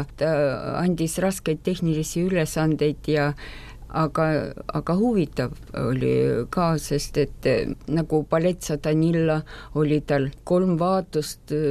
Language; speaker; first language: Estonian; non-native, fluent; Russian